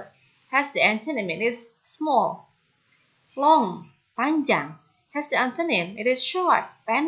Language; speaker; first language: English; non-native, fluent; Indonesian